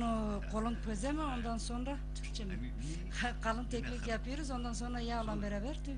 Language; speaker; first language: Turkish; non-native, local second language; Zaza